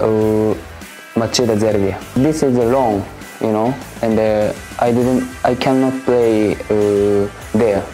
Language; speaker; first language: English; non-native, learner; Japanese